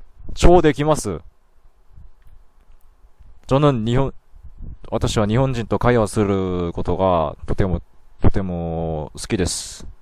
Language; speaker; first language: Japanese; non-native, learner; Korean